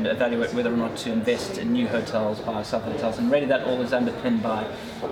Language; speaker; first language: English; native; English